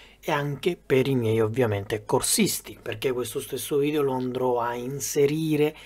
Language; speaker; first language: Italian; native; Italian